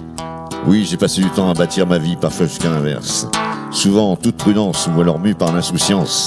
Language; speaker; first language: French; native; French